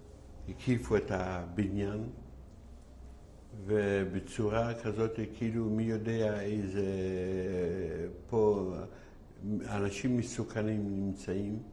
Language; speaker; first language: Hebrew; non-native, fluent; Yiddish